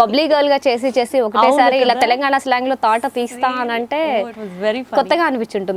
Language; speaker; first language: Telugu; native; Telugu